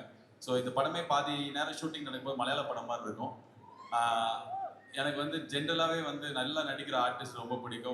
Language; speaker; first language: Tamil; native; Tamil